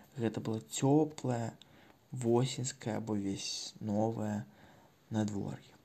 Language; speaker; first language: Belarusian; non-native, local second language; Russian